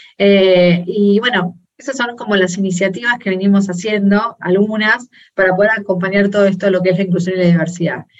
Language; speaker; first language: Spanish; native; Spanish